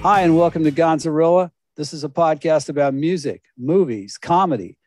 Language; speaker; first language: English; native; English